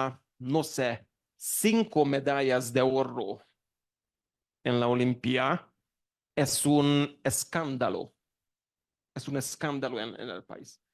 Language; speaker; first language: Spanish; non-native, learner; Hungarian